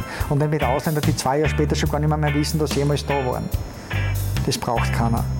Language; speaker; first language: German; native; German